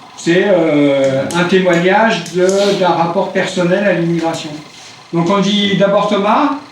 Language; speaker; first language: French; native; French